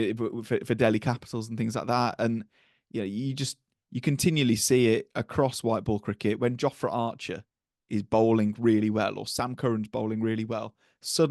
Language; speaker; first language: English; native; English